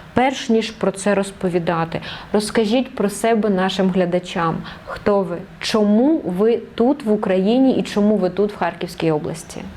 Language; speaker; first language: Ukrainian; native; Ukrainian